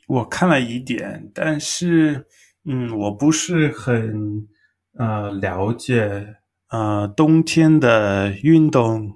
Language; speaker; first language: Chinese; non-native, learner; English